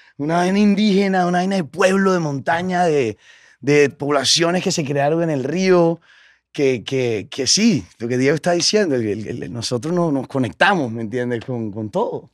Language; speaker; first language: Spanish; native; Spanish